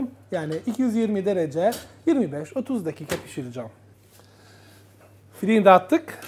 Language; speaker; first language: Turkish; non-native, fluent; Italian